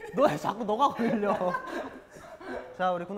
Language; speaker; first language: Korean; native; Korean